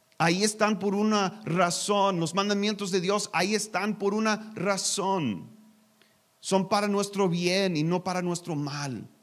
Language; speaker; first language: Spanish; non-native, learner; English